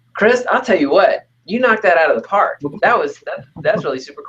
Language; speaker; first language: English; native; English